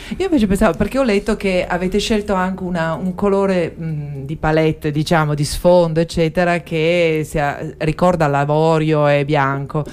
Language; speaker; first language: Italian; native; Italian